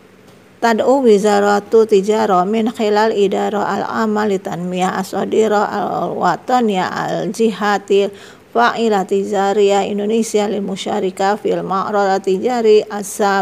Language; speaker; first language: Arabic; non-native, fluent; Indonesian